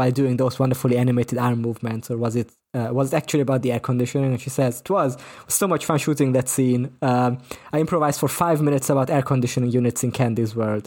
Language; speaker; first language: English; non-native, fluent; German